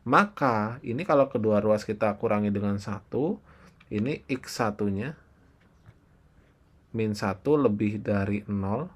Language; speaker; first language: Indonesian; native; Indonesian